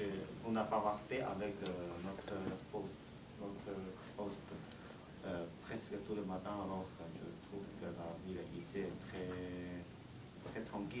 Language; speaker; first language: French; non-native, learner; Chinese